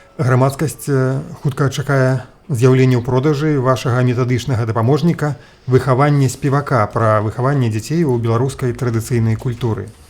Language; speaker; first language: Belarusian; native; Belarusian